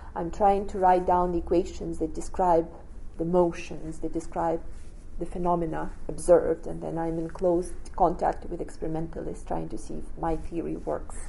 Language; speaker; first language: English; non-native, fluent; Russian